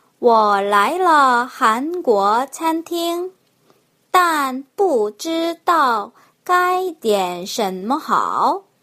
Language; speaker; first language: Chinese; non-native, fluent; Korean